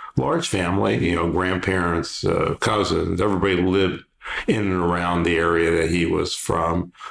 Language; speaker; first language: English; early bilingual, other home language; Polish